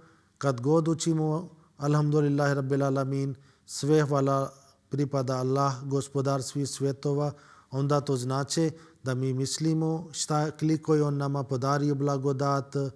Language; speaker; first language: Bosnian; non-native, learner; Urdu